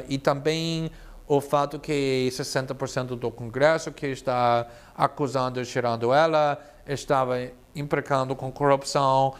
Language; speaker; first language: Portuguese; non-native, fluent; English